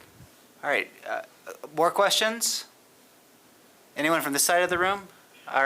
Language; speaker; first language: English; native; English